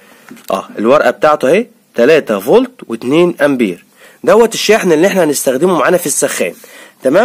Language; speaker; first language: Arabic; native; Arabic